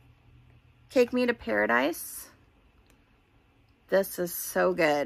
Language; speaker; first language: English; native; English